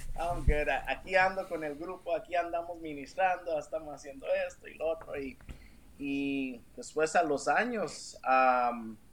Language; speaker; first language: Spanish; early bilingual, heritage; Spanish